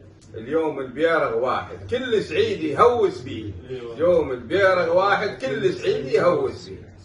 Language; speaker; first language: Arabic; native; Arabic